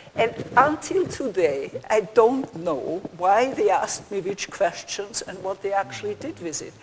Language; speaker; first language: English; non-native, fluent; German